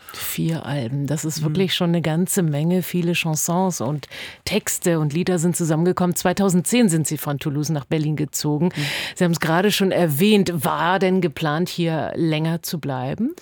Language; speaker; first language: German; native; German